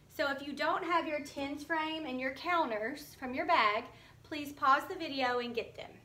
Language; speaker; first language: English; native; English